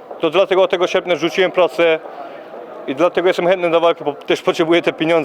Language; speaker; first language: Polish; early bilingual, heritage; Polish